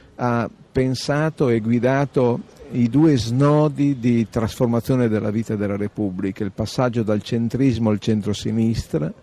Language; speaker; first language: Italian; native; Italian